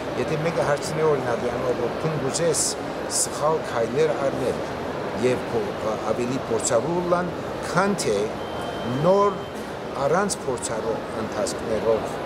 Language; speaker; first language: Armenian; early bilingual, heritage; Armenian